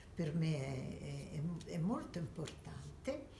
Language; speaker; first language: Italian; early bilingual, other home language; Armenian